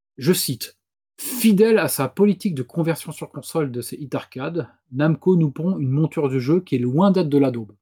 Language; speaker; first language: French; native; French